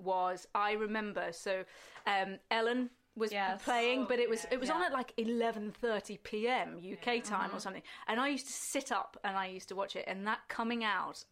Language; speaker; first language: English; native; English